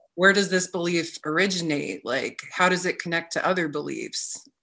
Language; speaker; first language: English; native; English